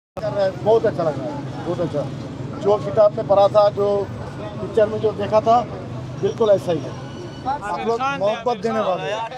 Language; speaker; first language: Hindi; non-native, local second language; Bangla